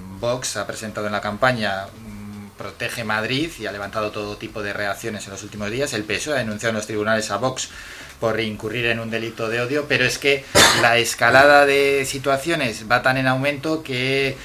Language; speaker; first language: Spanish; native; Spanish